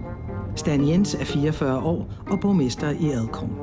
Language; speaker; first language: Danish; native; Danish